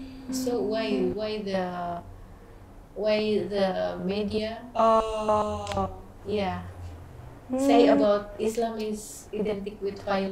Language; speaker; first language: English; non-native, learner; Indonesian